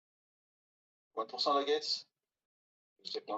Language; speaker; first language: French; native; French